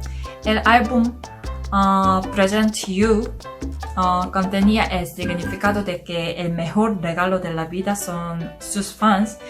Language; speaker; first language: Spanish; non-native, learner; Korean